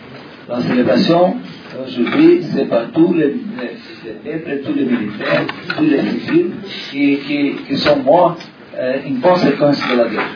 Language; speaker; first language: French; non-native, learner; Portuguese